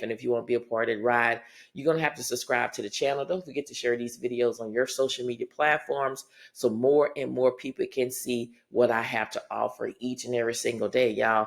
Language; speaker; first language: English; native; English